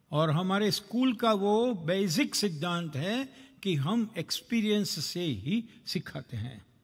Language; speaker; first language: Hindi; non-native, local second language; Gujarati